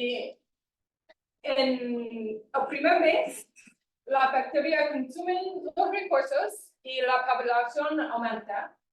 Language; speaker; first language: Spanish; non-native, fluent; English